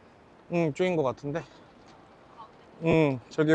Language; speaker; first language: Korean; native; Korean